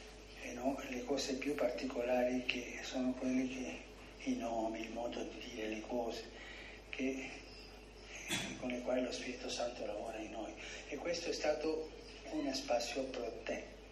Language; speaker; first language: Italian; non-native, fluent; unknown